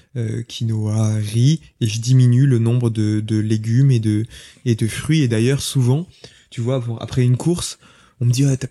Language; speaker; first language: French; native; French